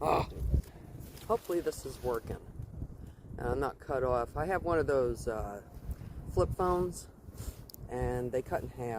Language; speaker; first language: English; native; English